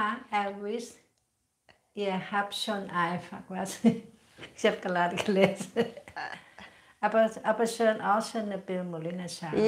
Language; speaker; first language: German; non-native, learner; Thai